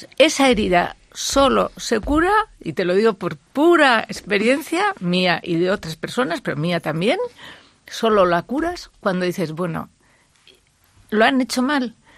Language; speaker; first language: Spanish; native; Spanish